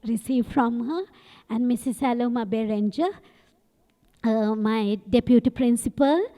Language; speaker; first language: English; non-native, local second language; Sinhala